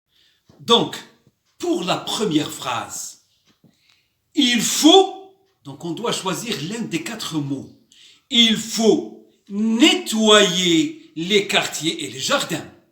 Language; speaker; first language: French; non-native, local second language; Arabic